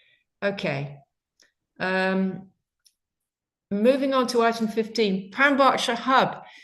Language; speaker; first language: English; native; English